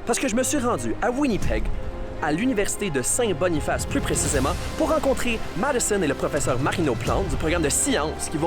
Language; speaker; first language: French; native; French